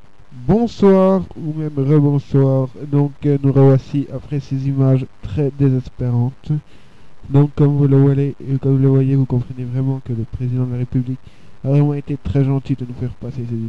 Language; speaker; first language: French; native; French